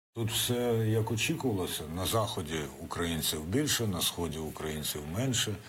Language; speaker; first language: Ukrainian; non-native, local second language; Russian